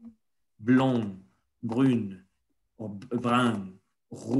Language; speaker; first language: French; non-native, fluent; Spanish